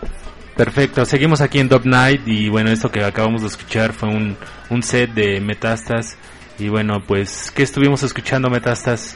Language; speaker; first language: Spanish; native; Spanish